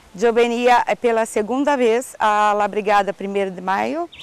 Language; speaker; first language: Portuguese; non-native, learner; Spanish